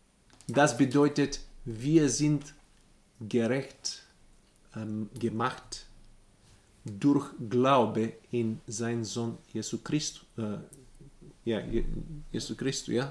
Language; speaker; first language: German; non-native, learner; Bulgarian